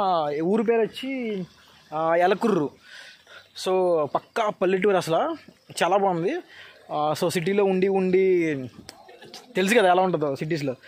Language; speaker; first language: Telugu; native; Telugu